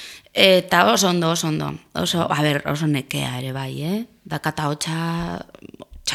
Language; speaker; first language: Basque; non-native, local second language; Spanish